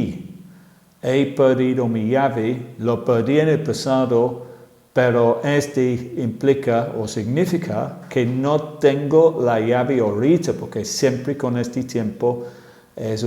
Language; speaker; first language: Spanish; non-native, fluent; English